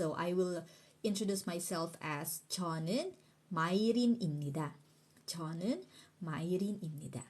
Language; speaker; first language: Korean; non-native, fluent; Filipino